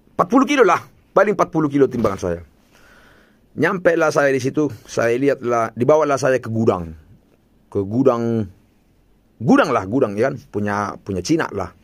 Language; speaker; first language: Indonesian; non-native, local second language; Batak Toba